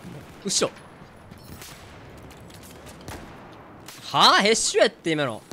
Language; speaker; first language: Japanese; native; Japanese